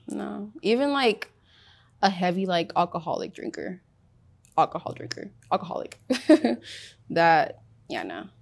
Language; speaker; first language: English; early bilingual, other home language; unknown